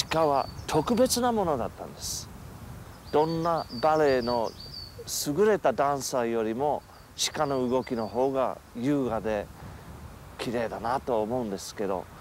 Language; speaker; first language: Japanese; non-native, fluent; English